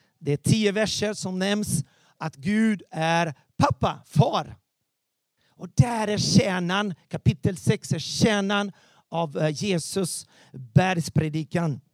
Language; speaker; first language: Swedish; non-native, fluent; Portuguese